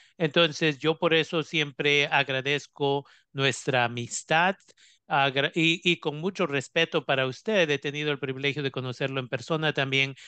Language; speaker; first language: Spanish; native; Spanish